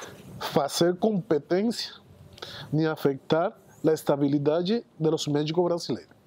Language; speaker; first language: Portuguese; non-native, fluent; Spanish